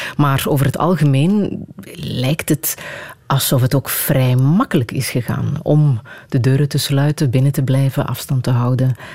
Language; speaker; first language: Dutch; native; Dutch